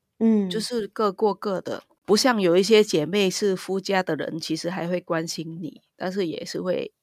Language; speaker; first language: Chinese; non-native, fluent; Vietnamese